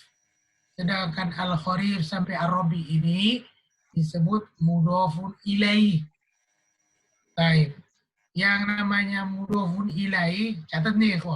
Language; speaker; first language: Indonesian; native; Indonesian